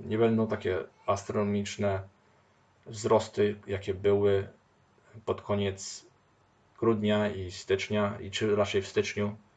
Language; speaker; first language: Polish; early bilingual, heritage; Polish